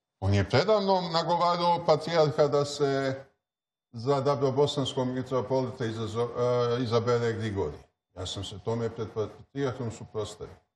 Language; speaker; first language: Serbian; native; Serbian